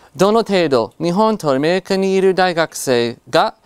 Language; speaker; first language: Japanese; non-native, fluent; English